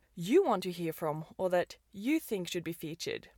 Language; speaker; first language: English; non-native, fluent; Norwegian